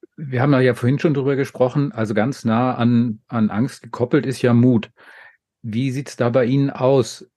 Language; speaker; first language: German; native; German